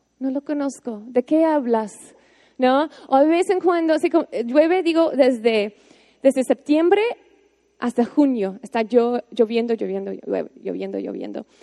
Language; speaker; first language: Spanish; non-native, fluent; English